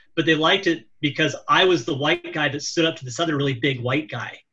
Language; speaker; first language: English; native; English